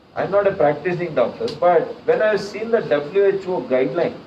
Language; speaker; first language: English; non-native, local second language; Kannada